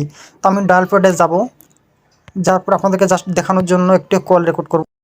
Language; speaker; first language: Bangla; native; Bangla